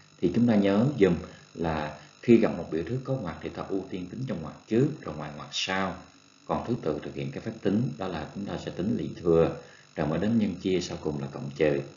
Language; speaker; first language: Vietnamese; native; Vietnamese